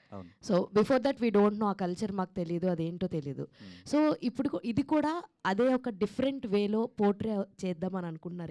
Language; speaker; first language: Telugu; native; Telugu